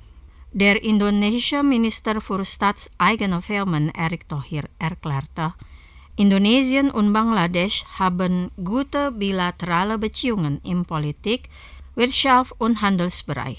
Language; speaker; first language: German; non-native, fluent; Indonesian